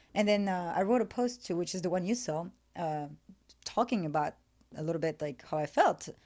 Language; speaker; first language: English; non-native, fluent; French